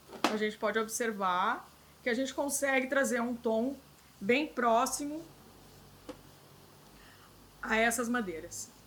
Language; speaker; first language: Portuguese; native; Portuguese